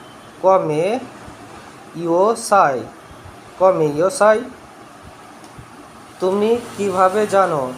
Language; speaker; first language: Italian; non-native, learner; Bangla